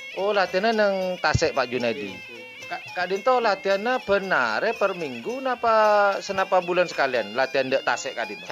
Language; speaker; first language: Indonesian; non-native, local second language; Madurese